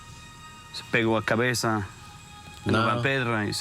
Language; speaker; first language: Portuguese; non-native, learner; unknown